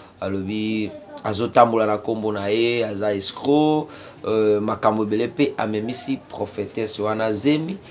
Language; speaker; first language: Lingala; native; Lingala